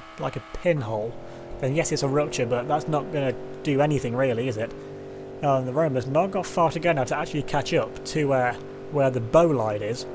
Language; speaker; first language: English; native; English